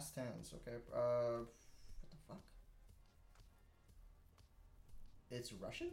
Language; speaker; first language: English; non-native, local second language; Filipino